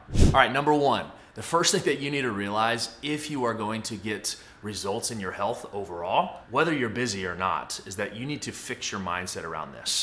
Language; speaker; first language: English; native; English